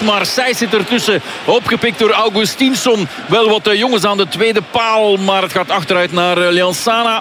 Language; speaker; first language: Dutch; native; Dutch